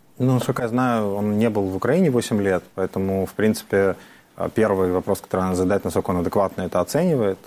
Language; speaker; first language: Russian; native; Russian